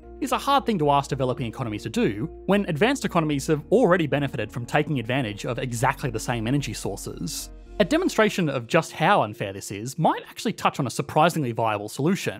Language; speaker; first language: English; native; English